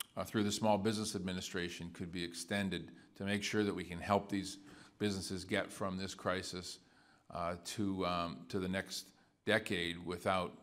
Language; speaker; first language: English; native; English